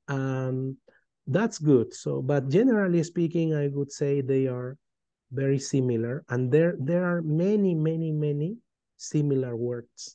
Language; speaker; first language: English; non-native, fluent; Spanish